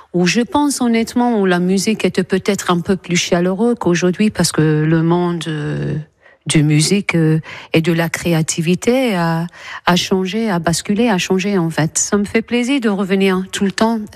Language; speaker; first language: French; non-native, fluent; English